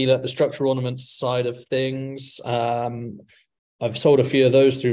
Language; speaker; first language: English; native; English